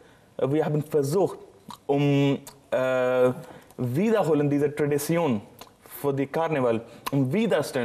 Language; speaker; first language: German; non-native, learner; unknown